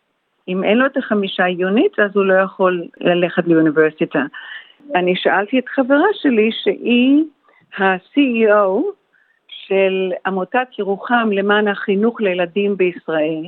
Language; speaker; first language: Hebrew; early bilingual, heritage; Hebrew